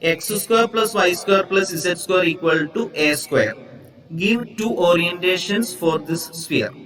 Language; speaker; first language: English; non-native, local second language; Malayalam